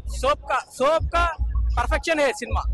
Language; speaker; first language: Hindi; non-native, local second language; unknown